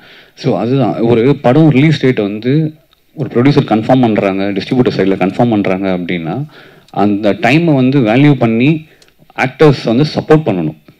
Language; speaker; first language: Tamil; native; Tamil